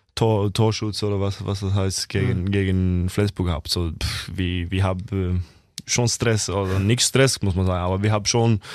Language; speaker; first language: German; non-native, fluent; Norwegian